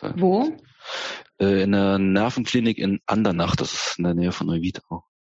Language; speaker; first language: German; native; German